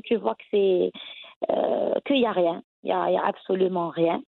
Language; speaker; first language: French; non-native, local second language; Arabic